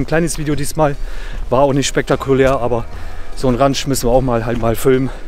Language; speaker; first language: German; native; German